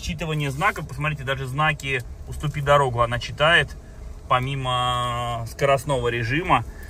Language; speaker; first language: Russian; native; Russian